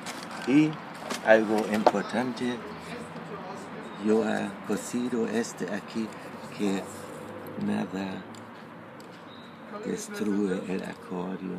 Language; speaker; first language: Spanish; non-native, fluent; German